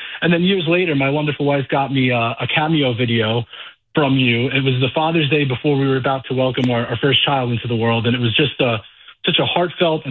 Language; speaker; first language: English; native; English